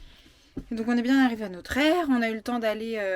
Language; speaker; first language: French; native; French